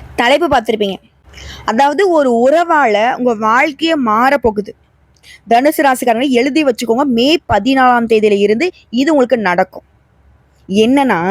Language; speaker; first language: Tamil; native; Tamil